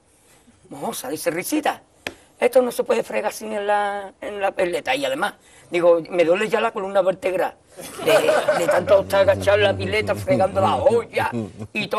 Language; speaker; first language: Spanish; native; Spanish